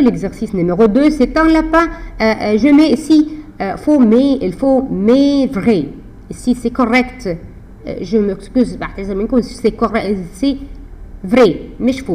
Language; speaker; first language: French; non-native, fluent; Arabic